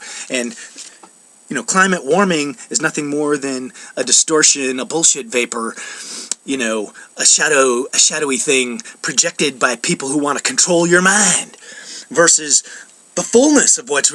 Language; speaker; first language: English; native; English